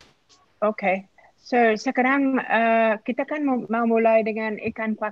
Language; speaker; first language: Indonesian; non-native, fluent; English